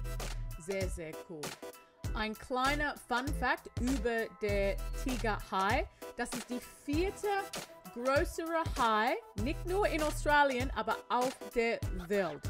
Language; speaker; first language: German; non-native, learner; English